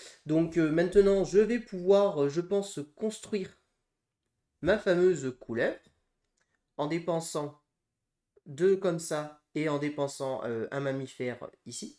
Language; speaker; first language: French; native; French